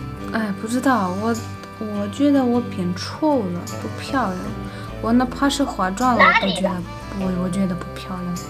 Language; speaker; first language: Chinese; non-native, fluent; Russian